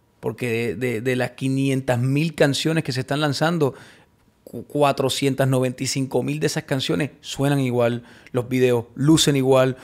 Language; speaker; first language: Spanish; early bilingual, heritage; Spanish